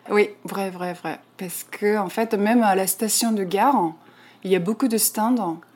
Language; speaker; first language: French; non-native, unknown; Japanese